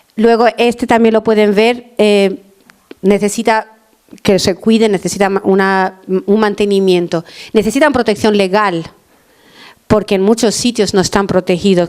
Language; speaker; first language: Spanish; non-native, fluent; Albanian